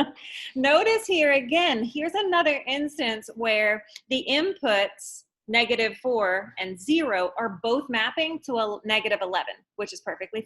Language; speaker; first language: English; native; English